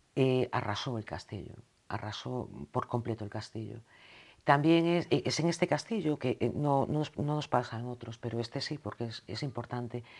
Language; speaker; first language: Spanish; native; Spanish